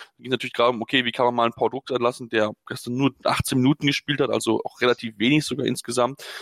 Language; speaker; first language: German; native; German